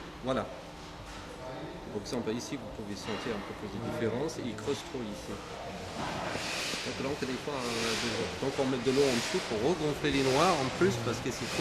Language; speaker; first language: French; native; French